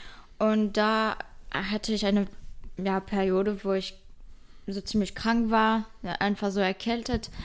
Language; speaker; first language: German; non-native, fluent; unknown